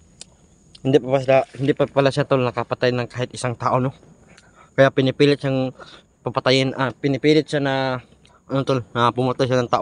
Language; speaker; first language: Filipino; non-native, local second language; Cebuano